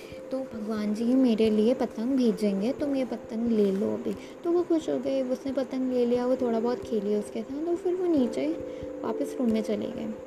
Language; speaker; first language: Hindi; native; Hindi